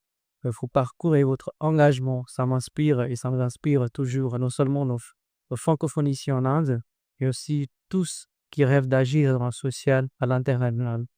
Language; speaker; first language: French; non-native, local second language; Hindi